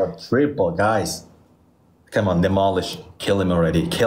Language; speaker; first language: English; non-native, fluent; Indonesian